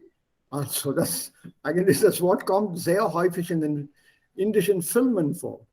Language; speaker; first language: German; non-native, fluent; Hindi